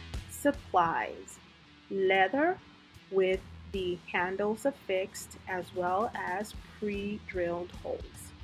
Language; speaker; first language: English; native; English